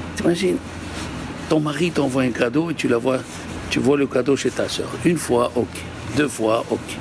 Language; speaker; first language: French; native; French